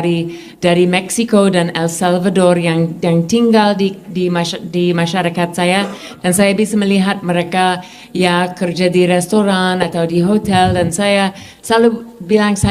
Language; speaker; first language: Indonesian; non-native, fluent; English